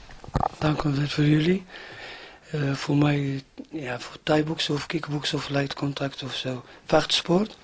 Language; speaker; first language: Dutch; non-native, learner; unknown